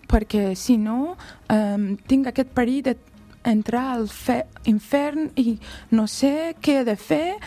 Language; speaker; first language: Catalan; non-native, fluent; Persian